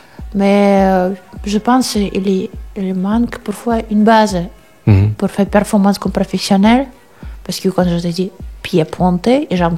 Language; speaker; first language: French; non-native, learner; Russian